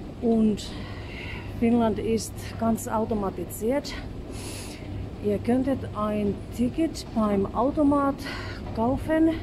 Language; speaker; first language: German; non-native, fluent; Finnish